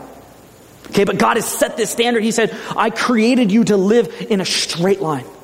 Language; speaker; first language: English; native; English